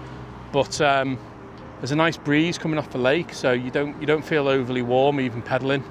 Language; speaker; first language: English; native; English